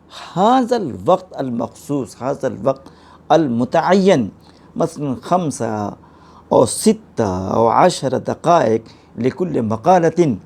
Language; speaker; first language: Arabic; non-native, fluent; Urdu